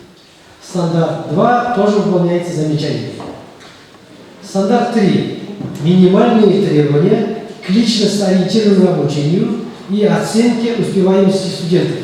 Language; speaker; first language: Russian; non-native, local second language; Kazakh